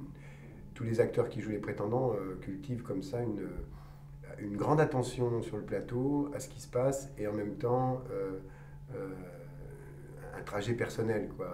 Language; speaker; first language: French; native; French